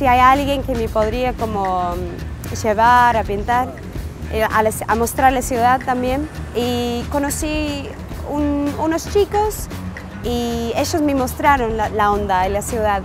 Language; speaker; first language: Spanish; non-native, fluent; English